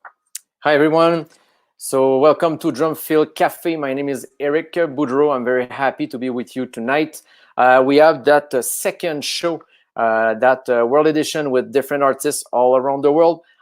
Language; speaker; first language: English; non-native, fluent; French